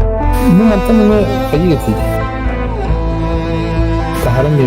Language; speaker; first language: Russian; non-native, local second language; Yakut